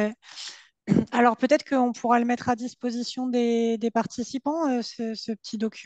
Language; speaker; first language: French; native; French